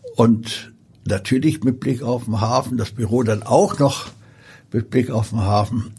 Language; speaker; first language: German; early bilingual, other home language; Polish